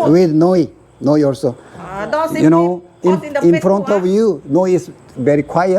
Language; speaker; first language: English; non-native, learner; Korean